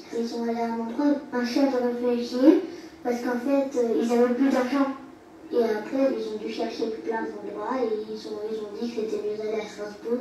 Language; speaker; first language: French; early bilingual, other home language; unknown